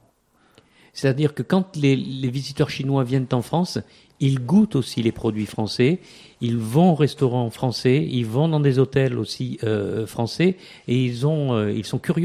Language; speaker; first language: French; native; French